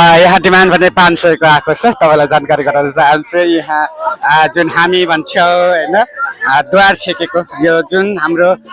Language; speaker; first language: Nepali; non-native, local second language; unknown